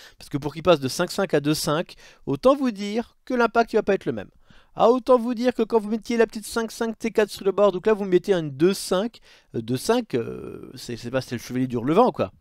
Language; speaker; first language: French; native; French